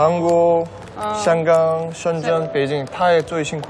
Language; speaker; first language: Chinese; non-native, learner; Korean